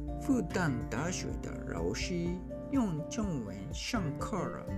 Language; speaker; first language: Chinese; non-native, learner; Japanese